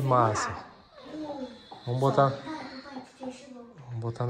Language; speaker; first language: Portuguese; native; Portuguese